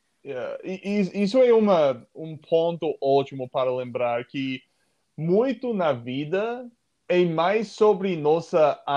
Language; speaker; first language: Portuguese; non-native, fluent; English